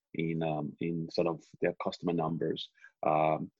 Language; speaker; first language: English; non-native, local second language; Yoruba